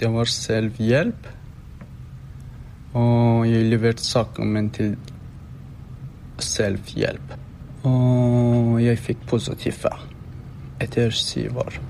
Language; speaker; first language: Norwegian; non-native, learner; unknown